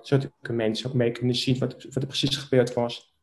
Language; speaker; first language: Dutch; non-native, local second language; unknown